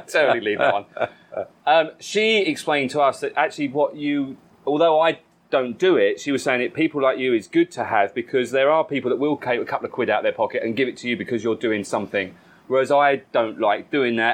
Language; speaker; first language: English; native; English